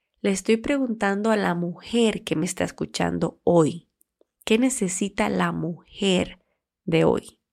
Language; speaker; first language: Spanish; native; Spanish